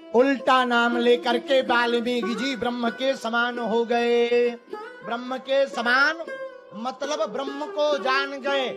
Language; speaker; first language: Hindi; native; Hindi